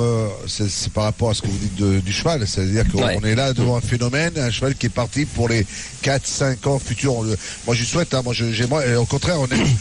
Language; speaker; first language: French; native; French